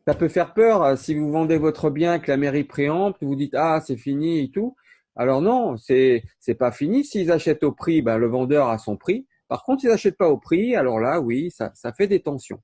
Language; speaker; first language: French; native; French